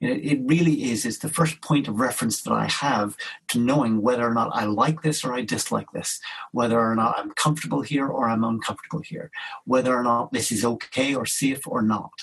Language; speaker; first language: English; native; English